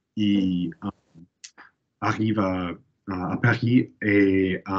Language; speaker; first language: French; non-native, learner; English